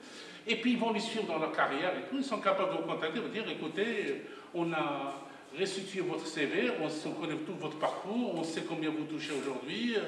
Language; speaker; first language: French; non-native, local second language; Arabic